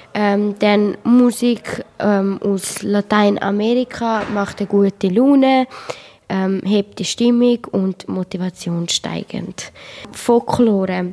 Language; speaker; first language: German; non-native, learner; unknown